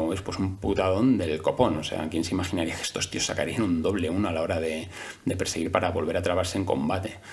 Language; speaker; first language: Spanish; native; Spanish